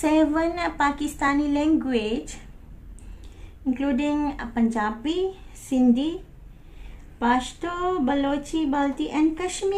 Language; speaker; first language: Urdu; non-native, learner; Malay